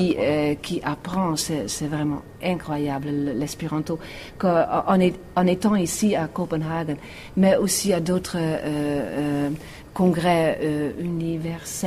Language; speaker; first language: French; non-native, fluent; Western Frisian